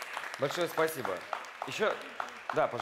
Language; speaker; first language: Russian; native; Russian